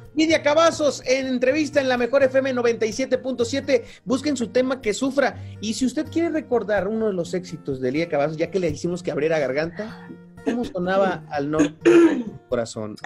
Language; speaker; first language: Spanish; native; Spanish